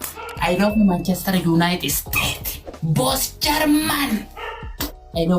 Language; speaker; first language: English; non-native, learner; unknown